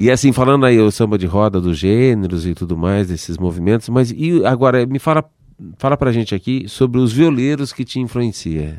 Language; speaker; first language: Portuguese; native; Portuguese